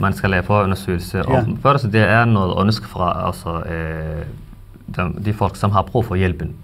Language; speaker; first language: Danish; non-native, fluent; Somali